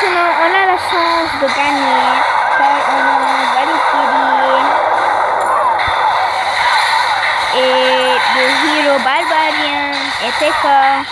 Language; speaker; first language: French; non-native, learner; Arabic